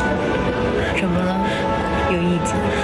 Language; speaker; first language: Chinese; native; Chinese